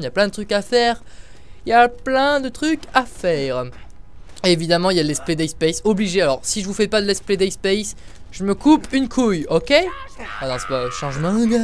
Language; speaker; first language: French; native; French